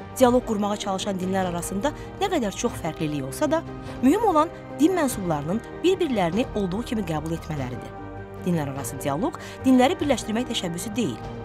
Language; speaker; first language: Azerbaijani; native; Azerbaijani